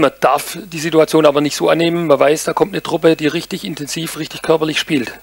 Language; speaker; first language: German; native; German